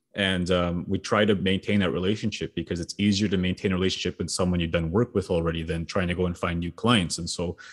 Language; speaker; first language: English; native; English